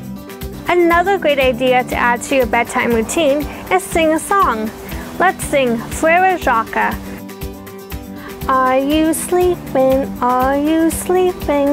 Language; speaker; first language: English; native; English